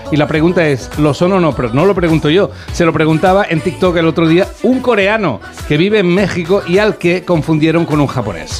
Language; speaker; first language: Spanish; native; Spanish